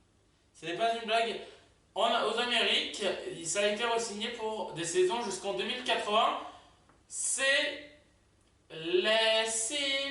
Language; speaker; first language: French; native; French